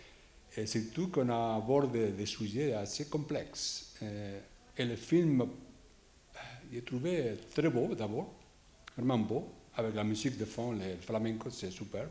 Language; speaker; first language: French; non-native, fluent; Spanish